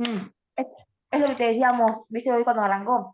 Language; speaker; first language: Spanish; native; Spanish